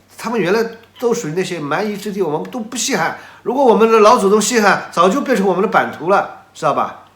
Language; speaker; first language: Chinese; native; Chinese